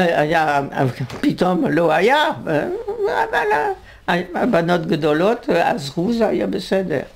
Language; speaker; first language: Hebrew; non-native, fluent; French